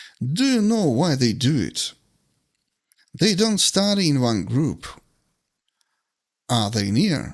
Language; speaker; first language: English; non-native, fluent; Ukrainian